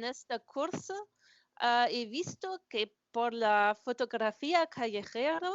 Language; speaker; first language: Spanish; non-native, learner; German